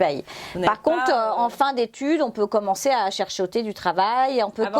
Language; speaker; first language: French; native; French